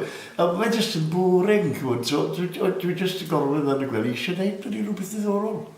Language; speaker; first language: Welsh; native; Welsh